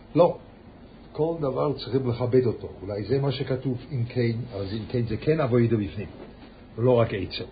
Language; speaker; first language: Hebrew; early bilingual, heritage; Yiddish